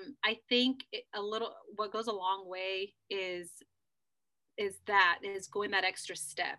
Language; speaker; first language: English; early bilingual, other home language; Spanish